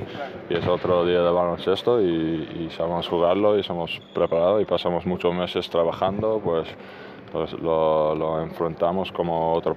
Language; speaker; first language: Spanish; non-native, learner; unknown